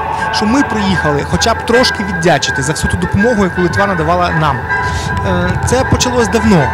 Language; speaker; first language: Ukrainian; native; Ukrainian